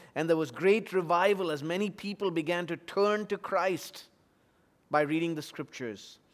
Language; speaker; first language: English; non-native, local second language; Tamil